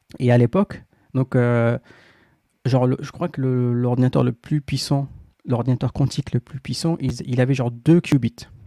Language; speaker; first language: French; non-native, local second language; Arabic